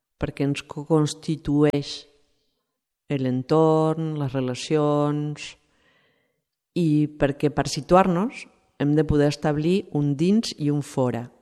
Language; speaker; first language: Catalan; non-native, fluent; Spanish